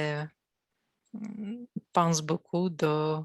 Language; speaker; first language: French; non-native, learner; Russian